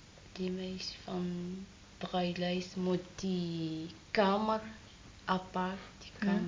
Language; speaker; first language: Dutch; non-native, learner; Arabic